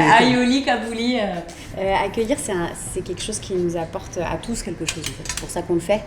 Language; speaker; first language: French; native; French